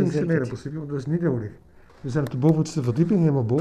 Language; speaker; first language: Dutch; native; Dutch